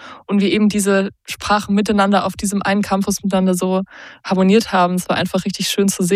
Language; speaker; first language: German; native; German